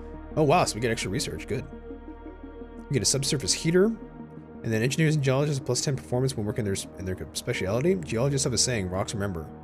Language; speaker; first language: English; native; English